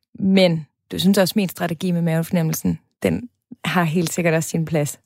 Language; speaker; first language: Danish; native; Danish